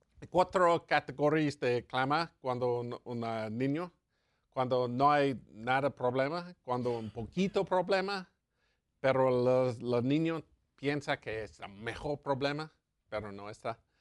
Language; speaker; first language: Spanish; non-native, learner; English